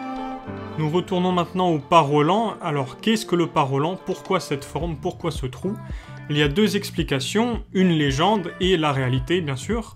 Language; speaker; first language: French; native; French